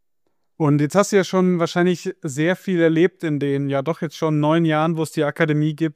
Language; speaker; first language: German; native; German